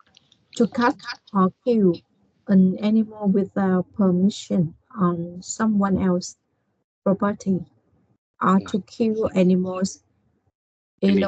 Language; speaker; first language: English; non-native, learner; Vietnamese